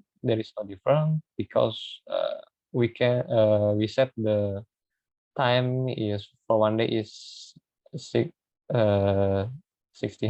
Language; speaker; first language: English; non-native, learner; Indonesian